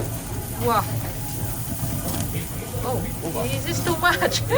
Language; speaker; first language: English; non-native, fluent; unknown